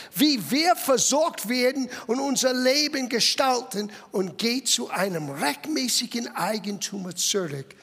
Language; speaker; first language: German; non-native, fluent; English